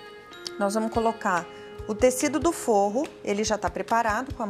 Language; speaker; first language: Portuguese; native; Portuguese